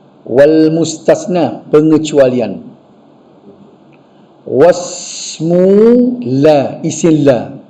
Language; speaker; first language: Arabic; non-native, fluent; Malay